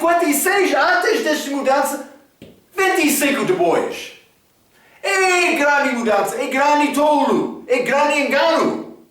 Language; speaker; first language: Portuguese; non-native, fluent; English